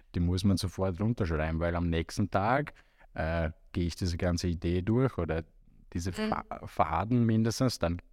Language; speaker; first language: German; non-native, fluent; Romanian